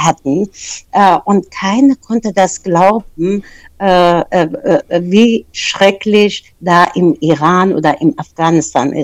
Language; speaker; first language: German; non-native, fluent; Persian